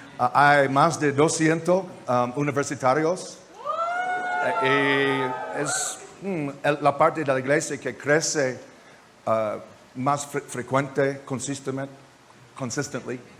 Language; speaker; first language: Spanish; non-native, learner; English